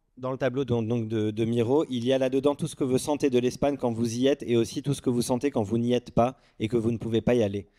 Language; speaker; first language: French; early bilingual, other home language; Arabic